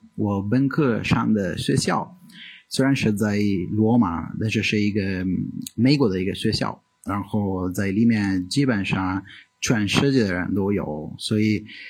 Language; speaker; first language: Chinese; non-native, fluent; Italian